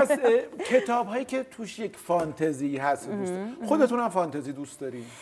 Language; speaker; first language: Persian; native; Persian